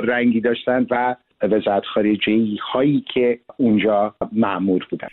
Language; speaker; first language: Persian; early bilingual, heritage; Persian